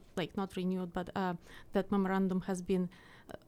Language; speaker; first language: English; non-native, fluent; Ukrainian